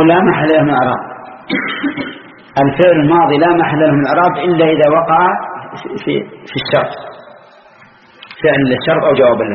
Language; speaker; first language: Arabic; native; Arabic